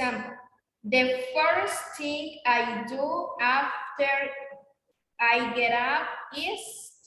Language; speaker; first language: English; non-native, learner; Spanish